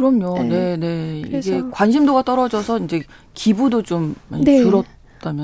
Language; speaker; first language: Korean; native; Korean